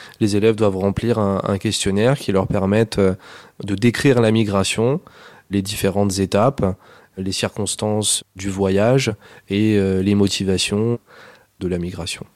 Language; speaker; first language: French; native; French